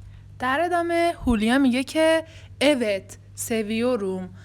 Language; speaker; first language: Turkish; non-native, fluent; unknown